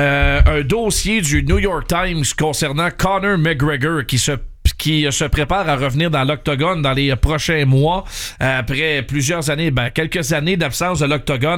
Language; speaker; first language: French; native; French